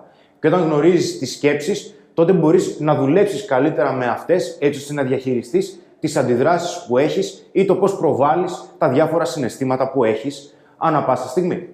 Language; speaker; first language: Greek; native; Greek